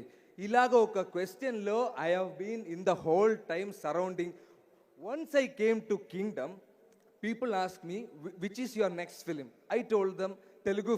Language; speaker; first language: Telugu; non-native, learner; Malayalam